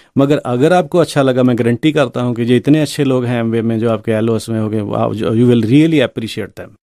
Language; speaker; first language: Hindi; non-native, local second language; Punjabi